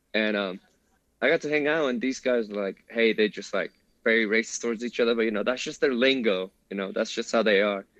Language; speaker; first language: English; early bilingual, other home language; Spanish